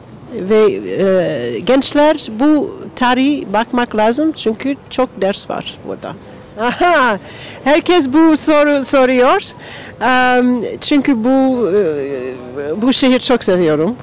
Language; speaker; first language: Turkish; non-native, learner; English